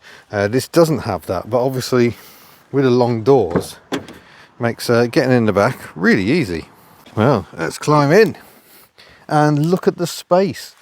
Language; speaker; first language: English; native; English